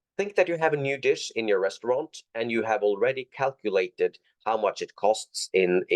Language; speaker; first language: English; non-native, fluent; Norwegian